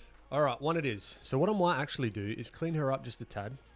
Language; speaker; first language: English; native; English